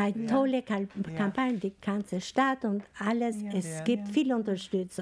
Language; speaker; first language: German; non-native, learner; Albanian